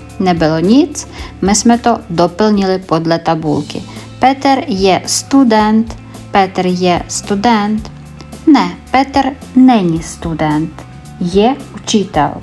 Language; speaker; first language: Czech; non-native, fluent; Ukrainian